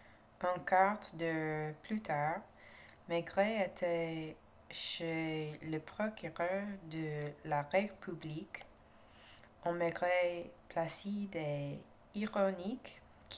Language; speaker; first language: French; non-native, learner; English